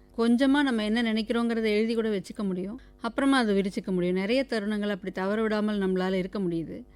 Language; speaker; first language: Tamil; native; Tamil